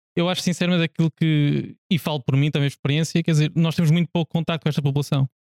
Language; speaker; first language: Portuguese; native; Portuguese